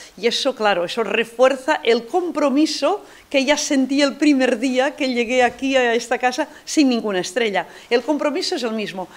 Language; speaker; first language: Spanish; non-native, local second language; Catalan